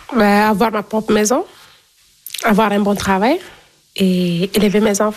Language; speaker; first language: French; non-native, fluent; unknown